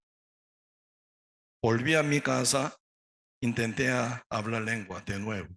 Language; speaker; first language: Spanish; non-native, learner; Korean